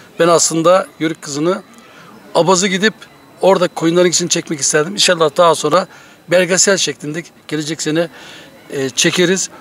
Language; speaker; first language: Turkish; native; Turkish